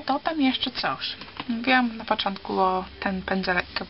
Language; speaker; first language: Polish; early bilingual, heritage; Polish